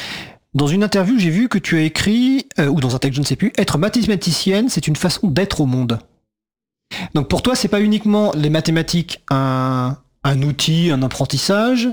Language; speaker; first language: French; native; French